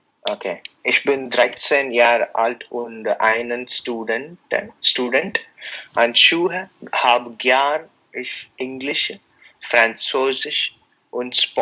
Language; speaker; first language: German; non-native, learner; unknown